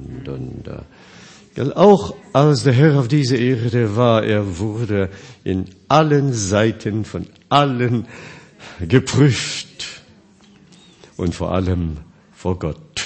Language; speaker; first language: German; non-native, fluent; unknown